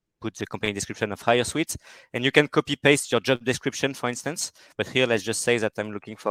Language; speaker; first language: English; non-native, fluent; French